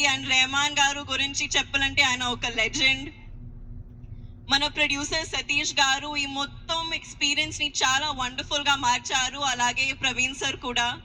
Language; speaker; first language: Telugu; non-native, local second language; Hindi